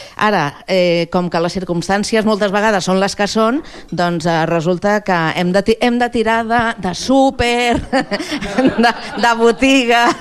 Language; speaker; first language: Catalan; native; Catalan